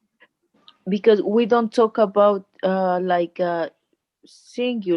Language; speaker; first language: English; non-native, learner; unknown